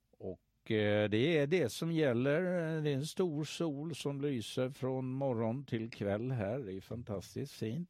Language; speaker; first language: Swedish; native; Swedish